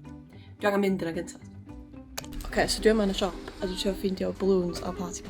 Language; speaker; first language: Welsh; native; Welsh